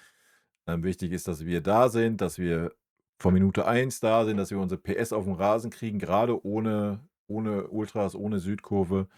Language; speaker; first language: German; native; German